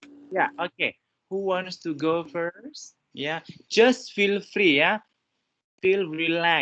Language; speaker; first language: English; non-native, fluent; Indonesian